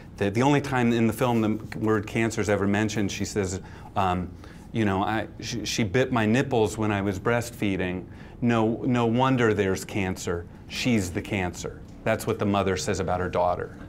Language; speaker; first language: English; native; English